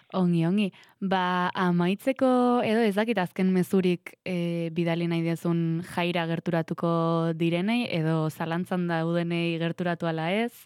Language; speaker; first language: Basque; native; Basque